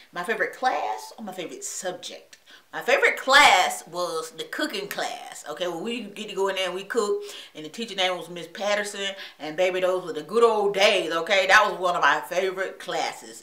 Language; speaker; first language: English; native; English